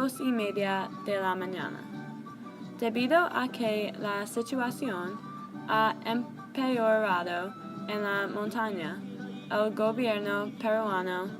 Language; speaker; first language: Spanish; non-native, learner; English